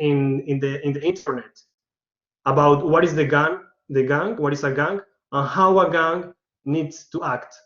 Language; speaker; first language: English; non-native, learner; Spanish